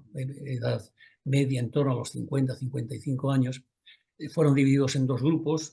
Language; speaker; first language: Spanish; native; Spanish